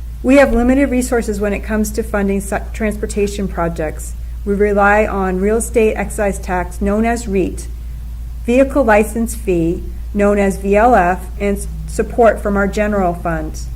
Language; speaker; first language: English; native; English